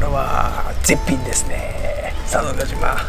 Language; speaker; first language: Japanese; native; Japanese